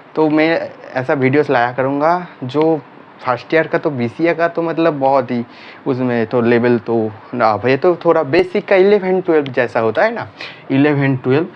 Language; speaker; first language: Hindi; non-native, local second language; Bangla